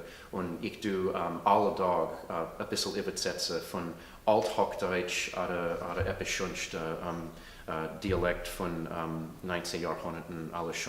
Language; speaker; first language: German; early bilingual, heritage; English